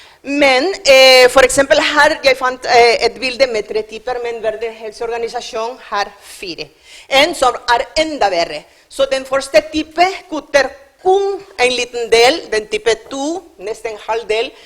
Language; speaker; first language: Norwegian; non-native, learner; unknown